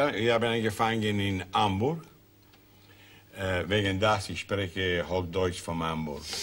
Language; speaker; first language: German; non-native, learner; Italian